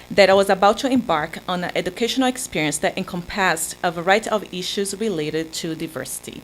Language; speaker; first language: English; non-native, fluent; Portuguese